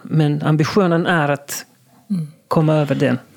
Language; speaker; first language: Swedish; non-native, local second language; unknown